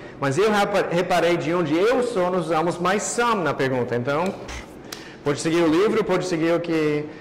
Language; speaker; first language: Portuguese; non-native, fluent; English